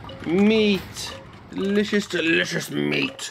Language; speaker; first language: English; native; English